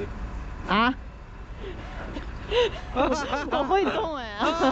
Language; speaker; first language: Chinese; non-native, fluent; English